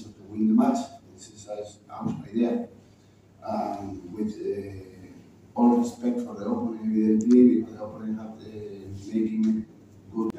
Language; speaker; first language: English; non-native, learner; Spanish